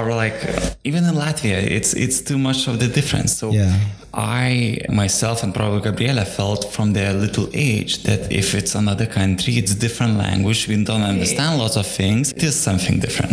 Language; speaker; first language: English; non-native, fluent; Lithuanian